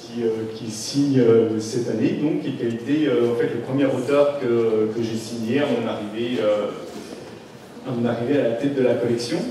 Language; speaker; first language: French; native; French